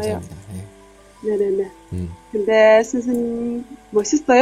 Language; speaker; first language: Korean; non-native, learner; Chinese